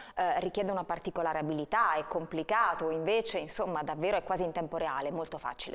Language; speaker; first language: Italian; native; Italian